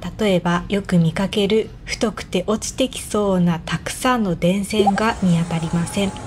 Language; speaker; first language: Japanese; native; Japanese